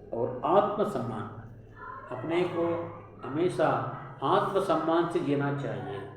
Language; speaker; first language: Hindi; non-native, local second language; Tamil